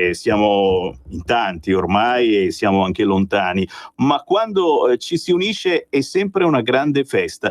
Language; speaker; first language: Italian; native; Italian